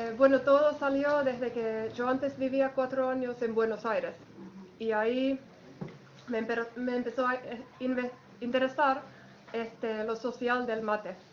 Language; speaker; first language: Spanish; non-native, fluent; Finnish